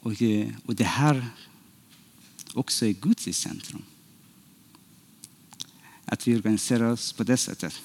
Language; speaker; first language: Swedish; non-native, fluent; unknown